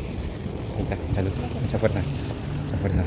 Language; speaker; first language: Spanish; native; Spanish